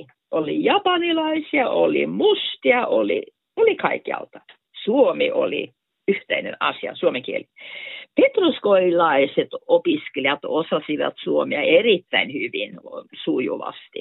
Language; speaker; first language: Finnish; non-native, fluent; Norwegian